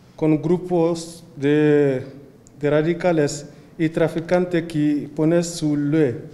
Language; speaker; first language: Spanish; non-native, learner; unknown